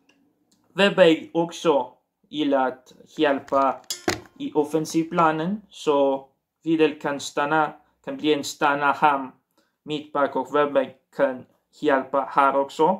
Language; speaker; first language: Swedish; non-native, learner; Portuguese